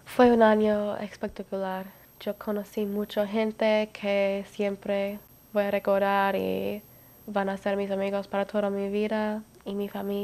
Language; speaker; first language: Spanish; non-native, fluent; English